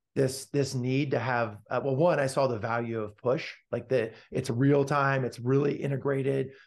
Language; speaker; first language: English; native; English